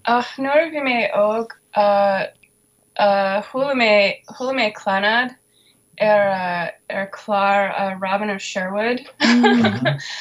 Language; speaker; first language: Irish; non-native, learner; English